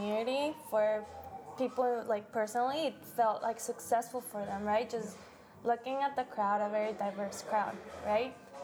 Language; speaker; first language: English; early bilingual, other home language; Spanish